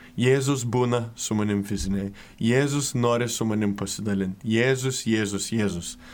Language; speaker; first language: Lithuanian; early bilingual, heritage; Lithuanian